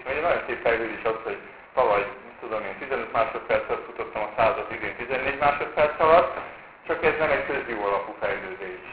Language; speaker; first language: Hungarian; native; Hungarian